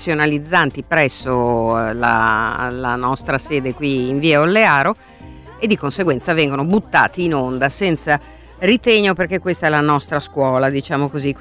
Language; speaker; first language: Italian; native; Italian